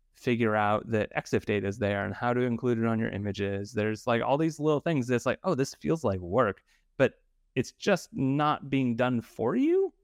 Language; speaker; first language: English; native; English